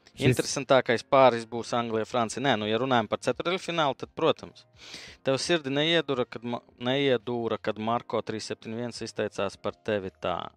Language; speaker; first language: Latvian; native; Latvian